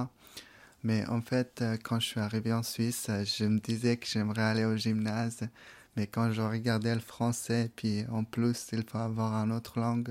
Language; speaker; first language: French; non-native, fluent; Persian